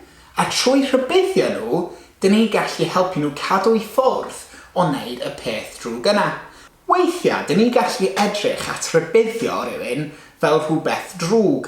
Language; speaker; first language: Welsh; non-native, local second language; English